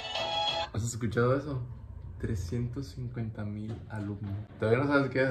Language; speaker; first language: Spanish; native; Spanish